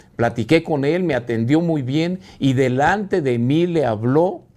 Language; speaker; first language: Spanish; native; Spanish